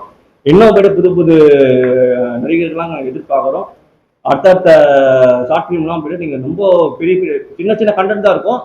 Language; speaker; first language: Tamil; native; Tamil